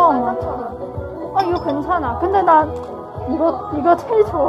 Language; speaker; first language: Korean; non-native, fluent; Cantonese